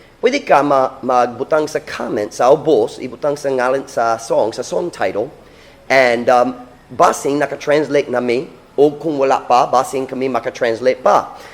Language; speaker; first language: Cebuano; non-native, learner; English